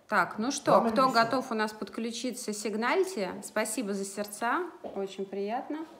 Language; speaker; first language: Russian; native; Russian